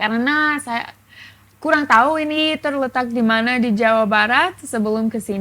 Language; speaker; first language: Indonesian; non-native, fluent; English